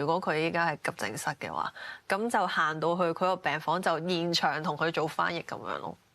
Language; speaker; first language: Cantonese; non-native, local second language; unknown